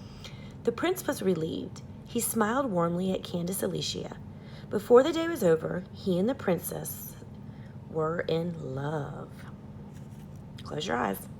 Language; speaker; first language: English; native; English